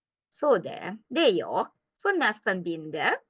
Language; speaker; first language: Swedish; non-native, learner; Thai